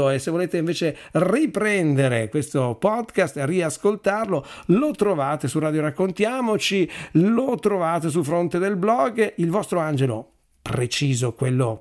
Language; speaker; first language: Italian; native; Italian